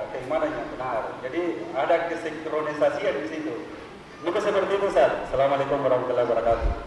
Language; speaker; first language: Indonesian; native; Indonesian